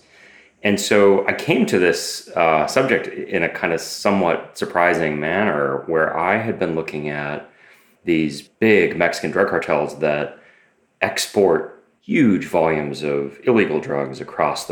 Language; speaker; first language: English; native; English